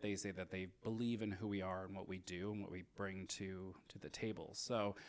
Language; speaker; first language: English; native; English